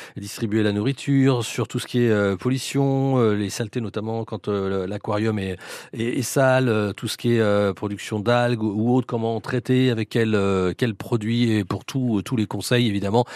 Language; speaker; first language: French; native; French